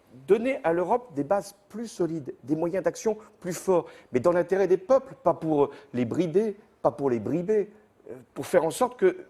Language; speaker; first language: French; native; French